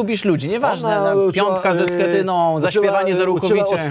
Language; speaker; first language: Polish; native; Polish